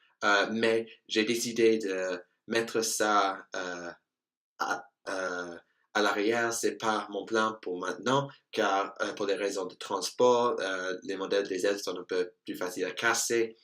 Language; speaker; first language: French; non-native, learner; English